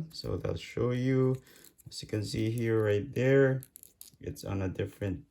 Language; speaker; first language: English; native; English